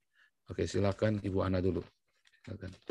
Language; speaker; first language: Indonesian; native; Indonesian